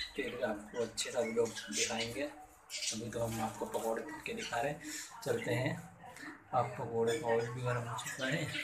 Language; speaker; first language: Urdu; native; Urdu